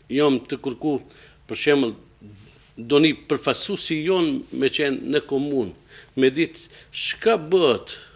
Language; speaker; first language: Albanian; non-native, local second language; Romany